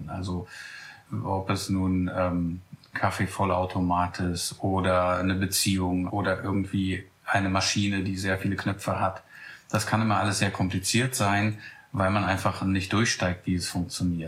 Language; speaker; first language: German; native; German